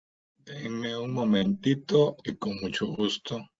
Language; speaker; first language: Spanish; native; Spanish